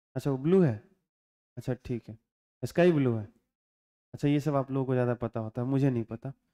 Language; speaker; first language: Hindi; non-native, local second language; Bhojpuri